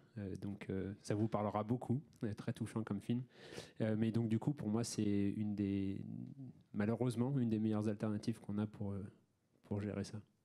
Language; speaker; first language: French; native; French